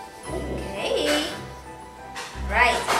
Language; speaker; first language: English; non-native, fluent; Vietnamese